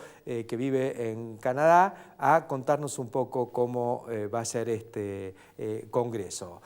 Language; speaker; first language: Spanish; native; Spanish